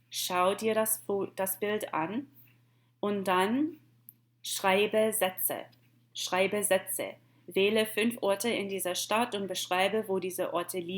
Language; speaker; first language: German; non-native, fluent; English